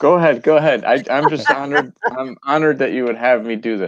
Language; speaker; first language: English; native; English